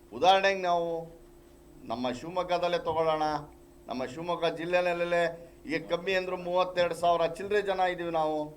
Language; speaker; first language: Kannada; non-native, local second language; Marathi